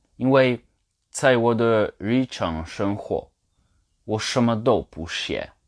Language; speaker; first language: Chinese; non-native, learner; French